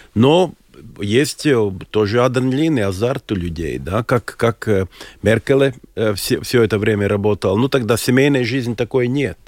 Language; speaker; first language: Russian; non-native, local second language; Latvian